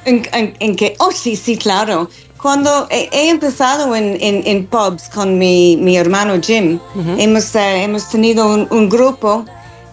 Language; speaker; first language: Spanish; non-native, learner; English